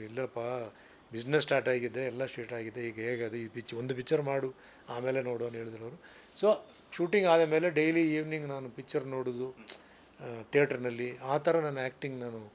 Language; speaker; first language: Kannada; non-native, local second language; Tulu